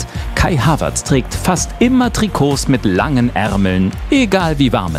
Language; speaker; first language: German; native; German